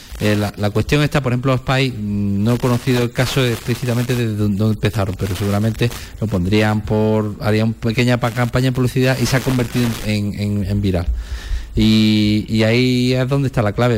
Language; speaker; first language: Spanish; native; Spanish